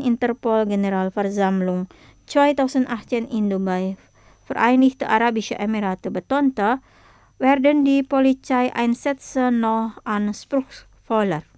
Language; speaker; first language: German; non-native, fluent; Indonesian